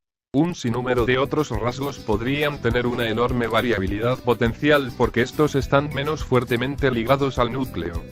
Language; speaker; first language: Spanish; native; Spanish